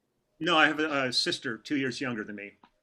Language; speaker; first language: English; native; English